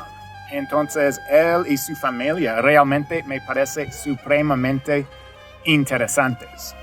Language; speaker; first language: Spanish; non-native, fluent; English